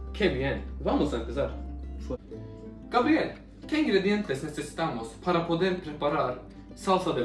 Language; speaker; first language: Spanish; non-native, learner; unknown